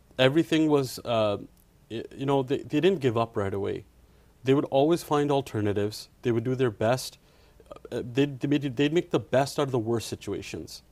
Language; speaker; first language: English; early bilingual, other home language; Punjabi